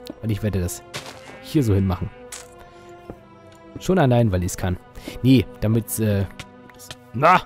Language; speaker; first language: German; native; German